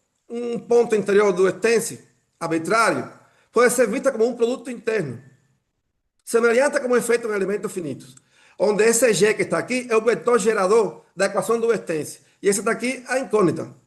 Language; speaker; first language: Portuguese; non-native, fluent; Spanish